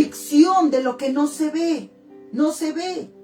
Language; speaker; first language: Spanish; native; Spanish